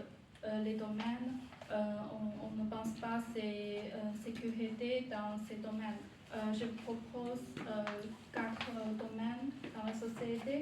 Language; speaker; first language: French; non-native, learner; Chinese